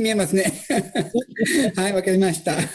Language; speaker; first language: Japanese; non-native, fluent; Italian